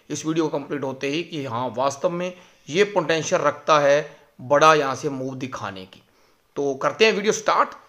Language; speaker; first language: Hindi; native; Hindi